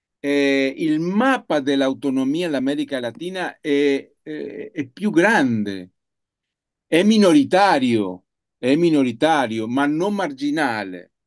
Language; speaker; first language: Italian; non-native, learner; Spanish